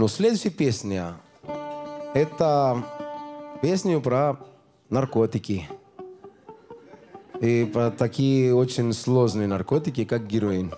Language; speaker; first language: Russian; non-native, learner; Greek